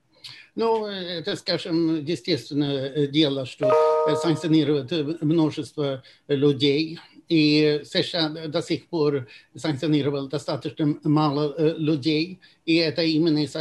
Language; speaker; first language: Russian; non-native, fluent; Swedish